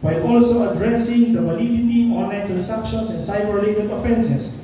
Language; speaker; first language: English; non-native, local second language; Filipino